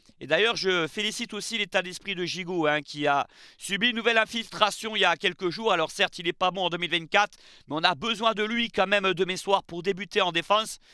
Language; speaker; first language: French; native; French